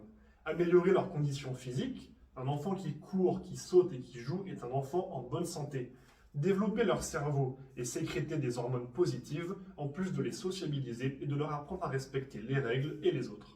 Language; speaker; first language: French; native; French